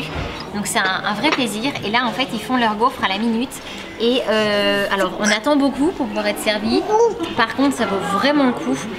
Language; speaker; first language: French; native; French